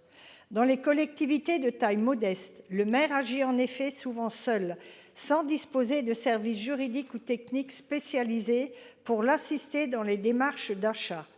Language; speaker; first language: French; native; French